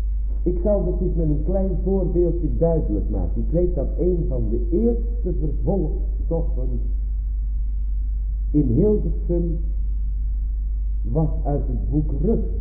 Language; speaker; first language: Dutch; native; Dutch